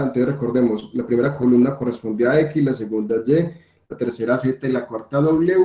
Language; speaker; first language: Spanish; native; Spanish